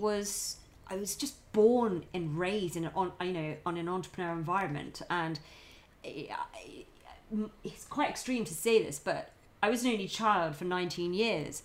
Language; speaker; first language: English; native; English